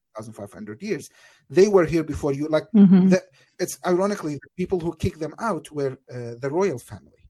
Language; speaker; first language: English; non-native, fluent; Arabic